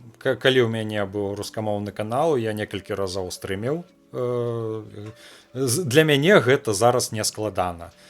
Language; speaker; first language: Belarusian; non-native, local second language; Russian